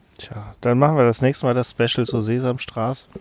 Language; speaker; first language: German; native; German